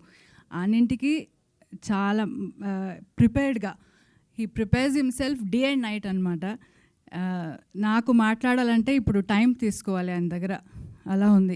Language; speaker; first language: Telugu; non-native, local second language; Kannada